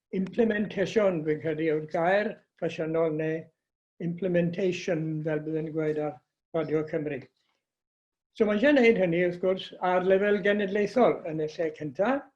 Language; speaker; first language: Welsh; native; Welsh